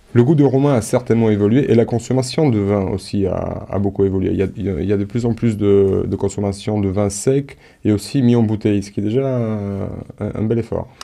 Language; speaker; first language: French; non-native, fluent; Romanian